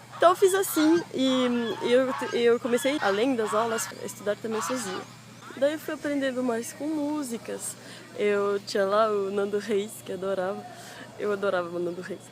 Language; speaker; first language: Portuguese; non-native, fluent; French